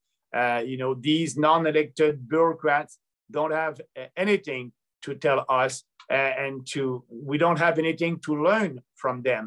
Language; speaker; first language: English; non-native, local second language; French